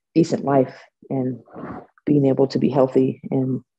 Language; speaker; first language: English; native; English